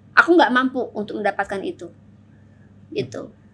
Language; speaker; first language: Indonesian; native; Indonesian